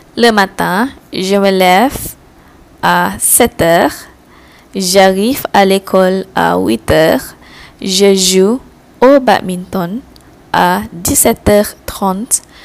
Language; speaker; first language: French; non-native, fluent; Malay